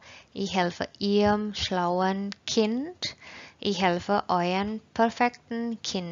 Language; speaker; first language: German; non-native, fluent; Indonesian